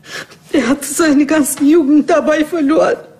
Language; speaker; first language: German; non-native, learner; Turkish